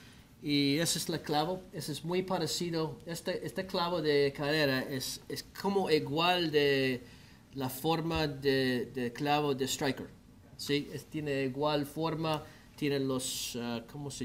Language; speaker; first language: Spanish; non-native, learner; English